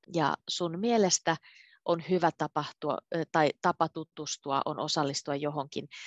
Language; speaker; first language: Finnish; native; Finnish